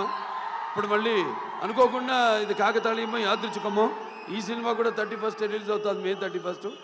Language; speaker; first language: Telugu; native; Telugu